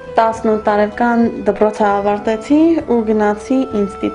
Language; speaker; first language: Armenian; early bilingual, heritage; Armenian